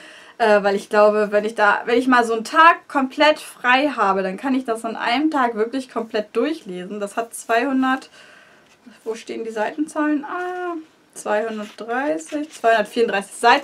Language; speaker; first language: German; native; German